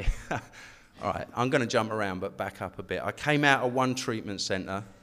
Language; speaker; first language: English; native; English